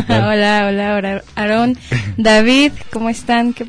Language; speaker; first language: Spanish; native; Spanish